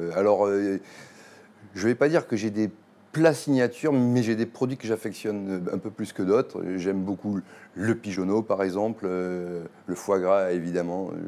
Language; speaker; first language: French; native; French